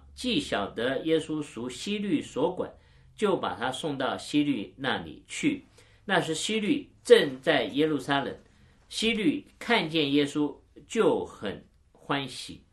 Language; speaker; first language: Chinese; native; Chinese